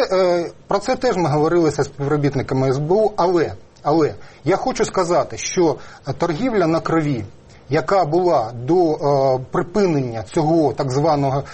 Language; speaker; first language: Ukrainian; native; Ukrainian